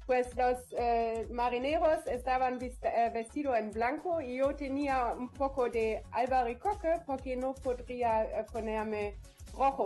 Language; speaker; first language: Spanish; non-native, learner; German